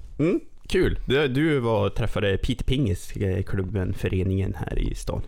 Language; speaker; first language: Swedish; native; Swedish